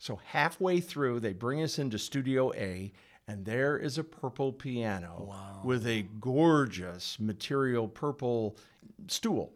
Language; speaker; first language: English; native; English